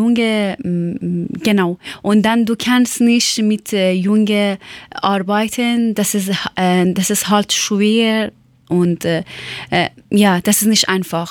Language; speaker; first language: German; non-native, fluent; Persian